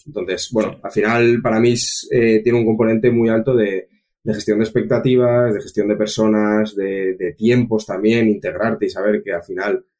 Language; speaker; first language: Spanish; native; Spanish